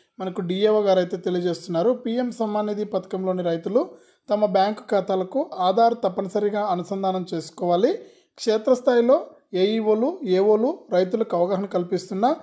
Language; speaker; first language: Telugu; native; Telugu